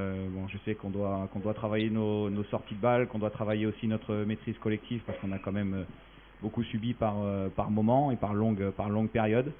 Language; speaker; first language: French; native; French